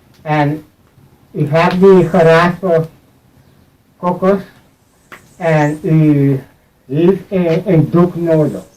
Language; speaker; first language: Dutch; non-native, local second language; Papiamento